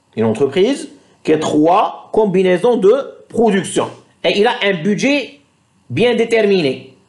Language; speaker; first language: French; non-native, local second language; Arabic